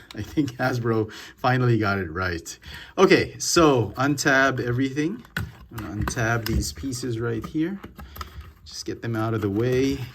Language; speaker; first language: English; native; English